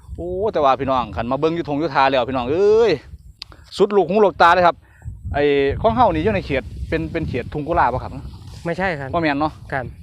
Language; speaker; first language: Thai; non-native, local second language; Khmer